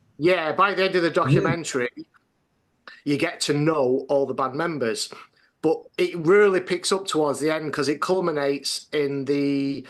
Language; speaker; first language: English; native; English